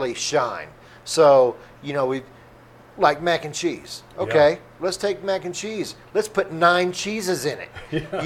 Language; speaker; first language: English; native; English